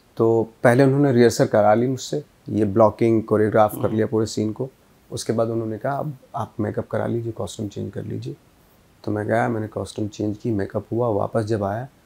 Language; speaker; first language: Hindi; native; Hindi